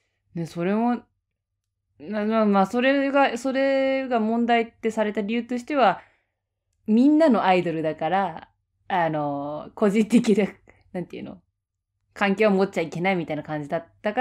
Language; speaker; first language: Japanese; native; Japanese